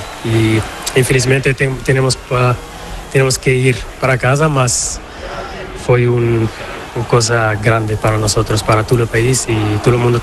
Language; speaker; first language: Spanish; non-native, learner; Portuguese